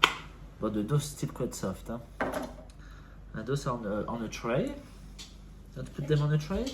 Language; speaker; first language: English; non-native, fluent; French